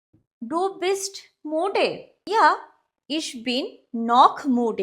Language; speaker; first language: German; non-native, fluent; Hindi